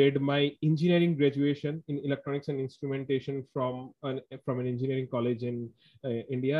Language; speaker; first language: English; non-native, local second language; Assamese